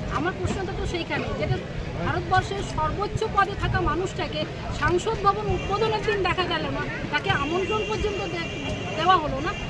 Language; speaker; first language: Bangla; non-native, local second language; Santali